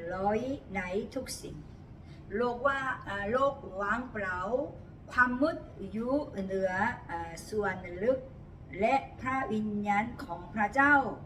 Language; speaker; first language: Thai; non-native, learner; Korean